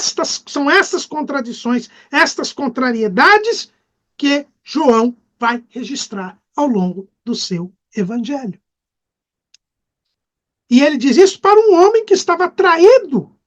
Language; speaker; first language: Portuguese; native; Portuguese